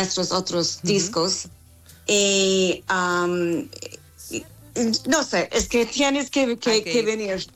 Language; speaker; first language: Spanish; non-native, fluent; English